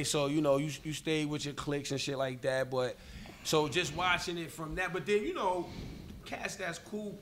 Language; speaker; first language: English; native; English